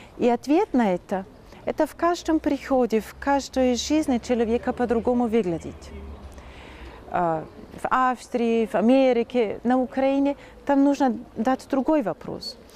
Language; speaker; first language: Russian; non-native, fluent; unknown